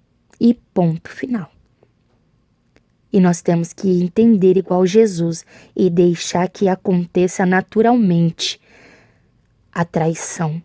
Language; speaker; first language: Portuguese; native; Portuguese